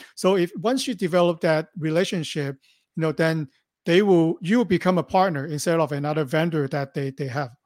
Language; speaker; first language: English; non-native, local second language; Cantonese